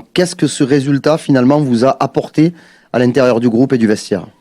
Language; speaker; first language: French; native; French